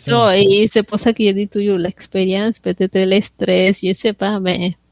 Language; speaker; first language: French; non-native, fluent; Spanish